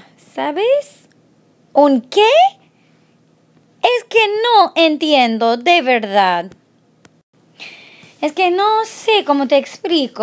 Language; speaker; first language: Spanish; non-native, fluent; English